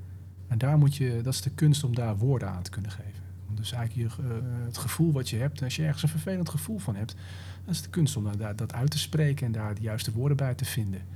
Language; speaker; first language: Dutch; native; Dutch